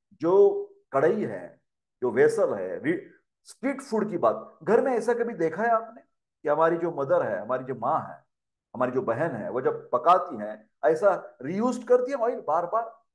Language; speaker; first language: Hindi; non-native, local second language; Marathi